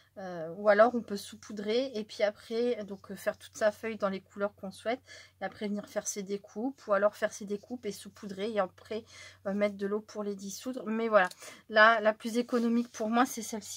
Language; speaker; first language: French; native; French